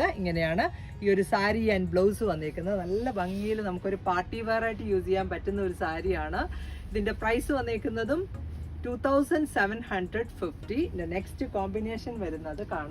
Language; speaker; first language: Malayalam; native; Malayalam